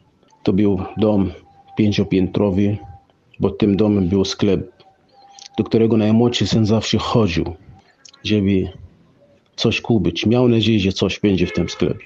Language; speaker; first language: Polish; non-native, fluent; Arabic